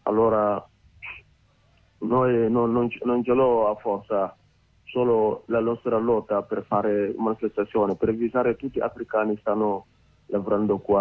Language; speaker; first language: Italian; non-native, learner; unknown